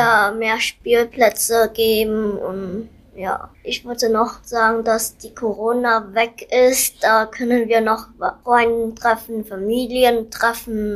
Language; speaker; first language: German; non-native, learner; Vietnamese